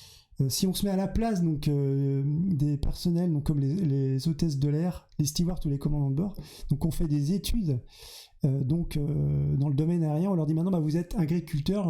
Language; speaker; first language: French; native; French